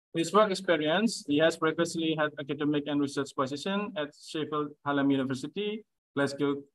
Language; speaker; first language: English; non-native, fluent; Indonesian